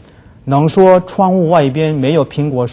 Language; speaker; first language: Chinese; non-native, fluent; Korean